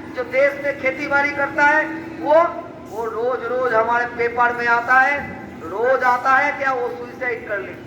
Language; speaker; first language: Hindi; non-native, local second language; Bangla